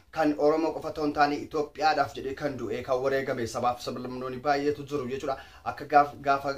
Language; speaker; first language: Amharic; non-native, local second language; Oromo